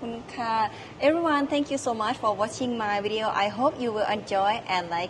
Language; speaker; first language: English; non-native, learner; Thai